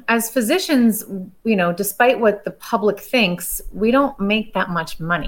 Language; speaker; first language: English; native; English